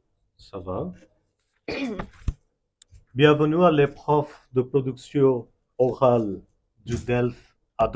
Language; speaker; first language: French; non-native, fluent; Bangla